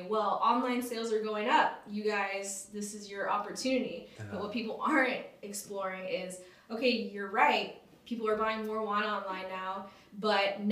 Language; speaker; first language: English; native; English